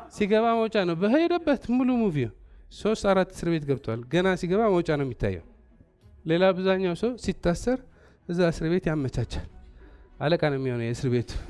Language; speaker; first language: Amharic; non-native, local second language; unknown